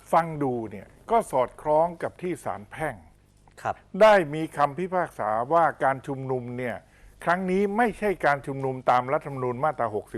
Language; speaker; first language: Thai; native; Thai